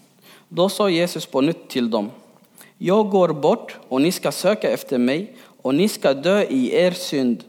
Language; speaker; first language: Swedish; early bilingual, other home language; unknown